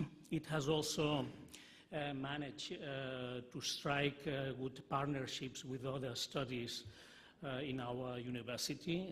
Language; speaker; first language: English; non-native, fluent; Catalan